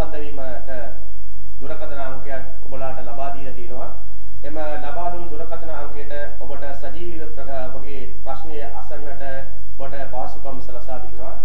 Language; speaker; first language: Sinhala; non-native, local second language; Tamil